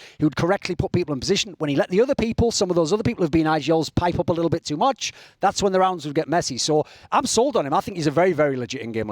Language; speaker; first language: English; native; English